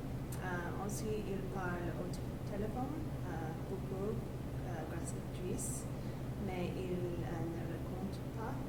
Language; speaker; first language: French; non-native, learner; English